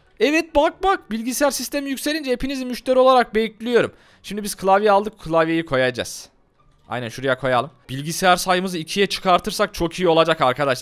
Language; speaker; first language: Turkish; native; Turkish